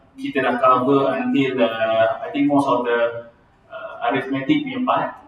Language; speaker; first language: English; non-native, local second language; Malay